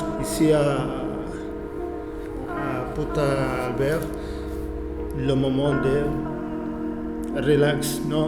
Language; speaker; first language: French; non-native, learner; Arabic